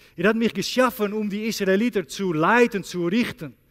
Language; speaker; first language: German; non-native, learner; Dutch